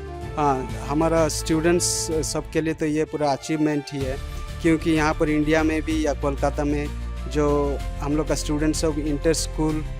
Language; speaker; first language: Hindi; non-native, local second language; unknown